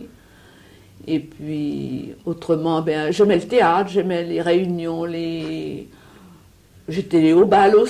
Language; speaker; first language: French; native; French